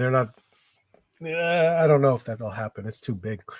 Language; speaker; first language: English; native; English